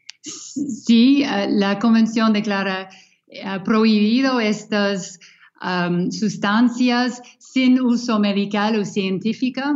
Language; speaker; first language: Spanish; non-native, fluent; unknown